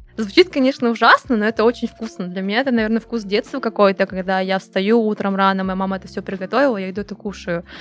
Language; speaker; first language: Russian; non-native, local second language; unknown